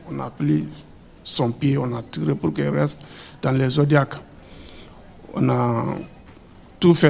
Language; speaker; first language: French; non-native, learner; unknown